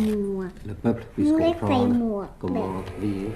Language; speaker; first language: French; early bilingual, other home language; Thai